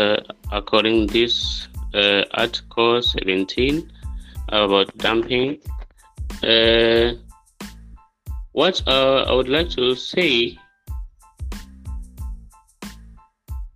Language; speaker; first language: English; non-native, local second language; Swahili